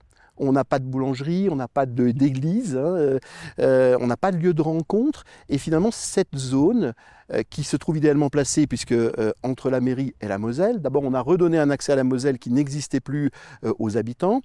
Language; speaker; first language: French; native; French